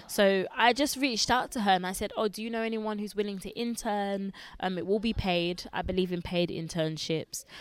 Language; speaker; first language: English; early bilingual, other home language; Lingala